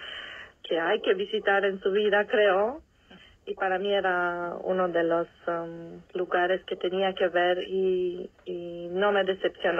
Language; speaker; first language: Spanish; non-native, fluent; Romanian